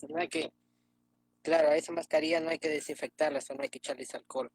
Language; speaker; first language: Spanish; native; Spanish